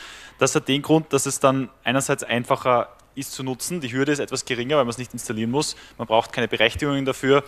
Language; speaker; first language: German; native; German